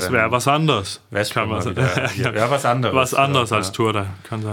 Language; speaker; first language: German; non-native, fluent; Danish